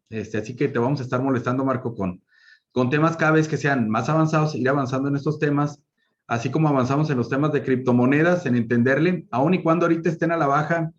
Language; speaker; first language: Spanish; native; Spanish